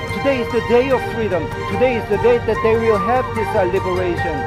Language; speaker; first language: English; non-native, fluent; Korean